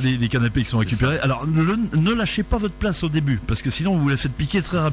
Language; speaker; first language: French; native; French